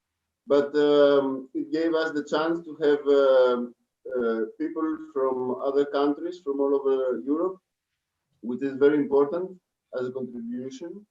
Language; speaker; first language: English; non-native, fluent; Greek